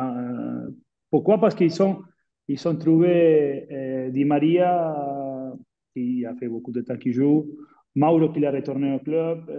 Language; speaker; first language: French; non-native, fluent; Spanish